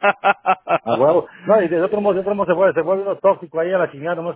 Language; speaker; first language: Spanish; native; Spanish